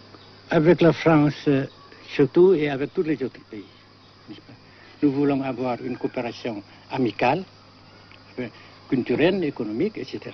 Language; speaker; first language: French; non-native, fluent; Vietnamese